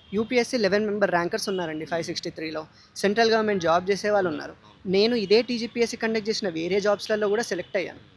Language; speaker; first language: Telugu; native; Telugu